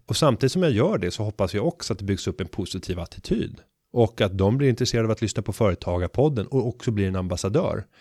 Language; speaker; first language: Swedish; native; Swedish